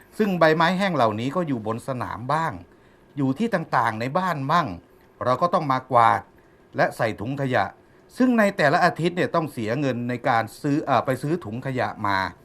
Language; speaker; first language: Thai; native; Thai